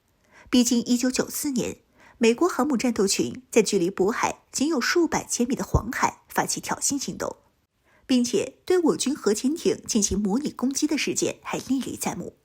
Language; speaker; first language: Chinese; native; Chinese